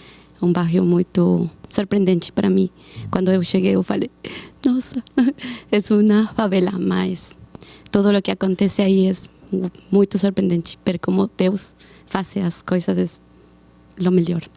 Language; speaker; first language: Portuguese; non-native, learner; Spanish